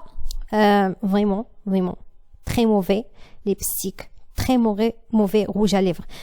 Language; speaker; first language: French; non-native, learner; Arabic